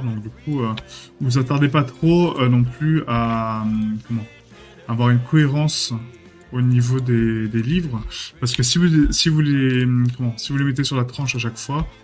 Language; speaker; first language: French; native; French